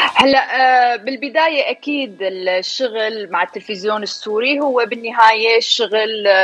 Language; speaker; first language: Arabic; native; Arabic